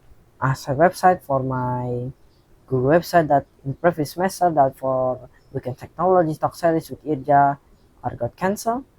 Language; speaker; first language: English; non-native, learner; Indonesian